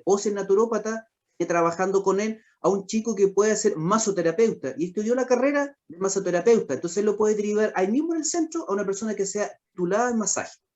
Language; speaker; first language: Spanish; native; Spanish